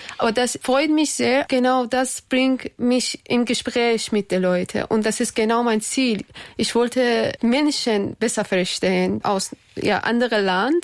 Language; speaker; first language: German; non-native, fluent; Persian